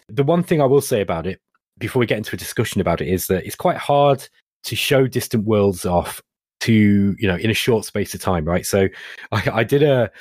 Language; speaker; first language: English; native; English